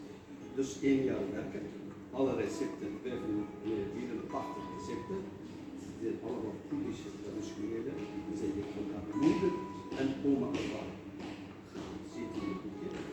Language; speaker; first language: Dutch; non-native, learner; Kurdish